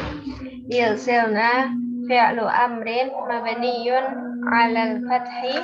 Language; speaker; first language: Arabic; non-native, learner; Indonesian